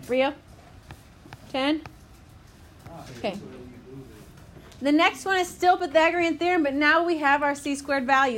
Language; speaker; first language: English; native; English